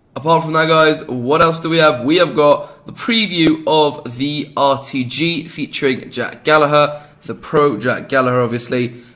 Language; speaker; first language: English; native; English